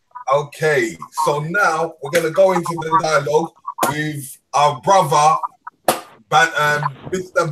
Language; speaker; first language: English; native; English